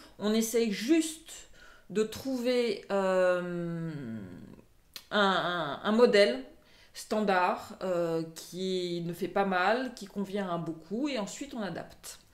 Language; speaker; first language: French; native; French